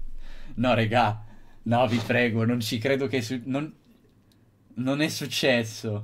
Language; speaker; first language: Italian; native; Italian